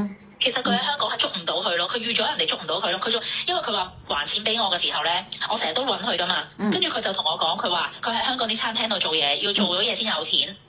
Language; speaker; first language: Cantonese; native; Cantonese